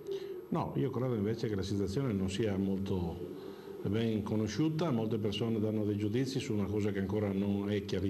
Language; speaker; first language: Italian; native; Italian